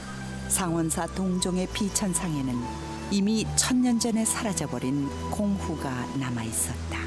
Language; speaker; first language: Korean; native; Korean